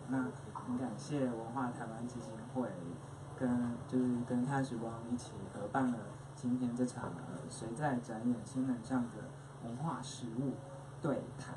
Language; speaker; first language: Chinese; native; Chinese